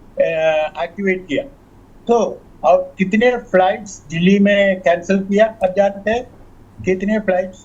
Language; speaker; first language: Hindi; non-native, local second language; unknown